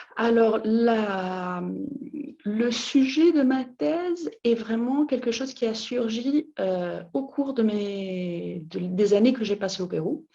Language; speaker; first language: French; non-native, fluent; Italian